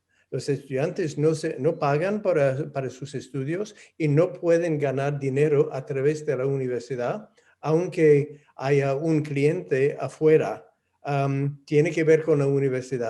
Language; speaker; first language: Spanish; non-native, fluent; English